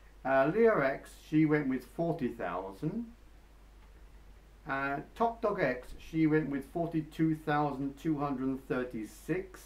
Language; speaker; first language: English; native; English